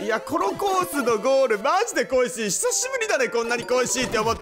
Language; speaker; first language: Japanese; native; Japanese